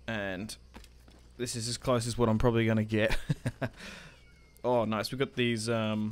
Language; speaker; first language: English; native; English